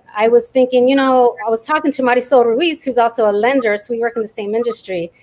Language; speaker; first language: English; native; English